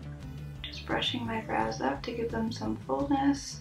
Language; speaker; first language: English; native; English